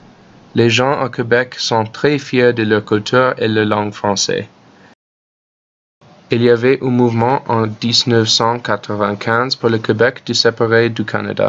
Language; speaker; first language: French; non-native, learner; English